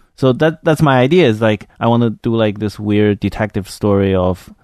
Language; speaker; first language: English; non-native, fluent; Chinese